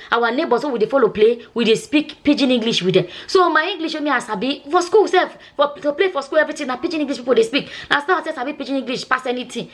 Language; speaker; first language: Nigerian Pidgin; non-native, local second language; Igbo